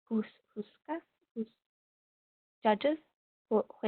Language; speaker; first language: Spanish; non-native, learner; English